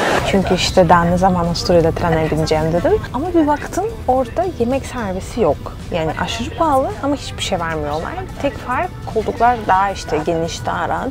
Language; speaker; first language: Turkish; non-native, fluent; Russian